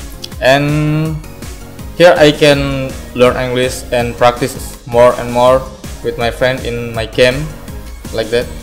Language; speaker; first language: English; non-native, learner; Indonesian